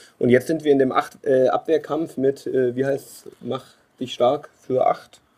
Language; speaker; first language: German; native; German